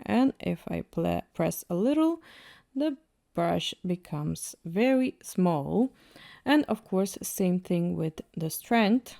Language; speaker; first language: English; non-native, fluent; Russian